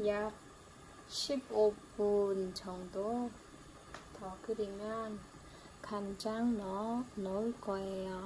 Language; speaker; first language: Korean; non-native, fluent; Khmer